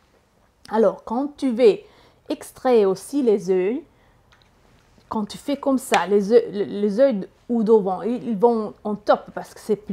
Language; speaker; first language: French; non-native, learner; Italian